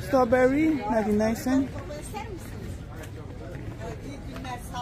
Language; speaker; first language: English; non-native, learner; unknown